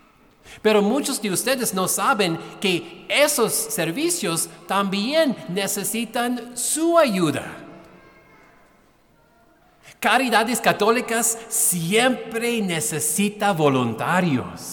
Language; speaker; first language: Spanish; non-native, fluent; English